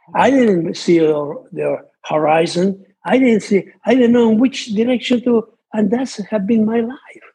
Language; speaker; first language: English; non-native, fluent; Italian